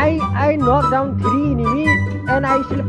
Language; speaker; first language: English; non-native, learner; Nepali